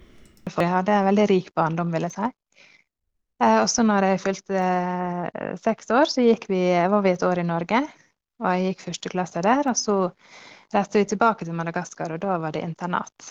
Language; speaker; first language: Norwegian; early bilingual, heritage; Norwegian